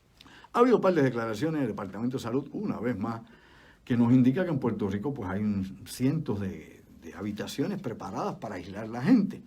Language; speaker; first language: Spanish; native; Spanish